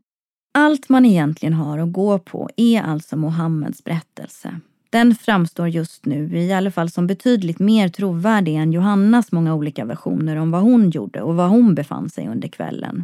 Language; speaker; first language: Swedish; native; Swedish